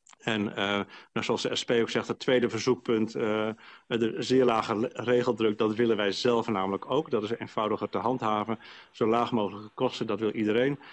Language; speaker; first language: Dutch; native; Dutch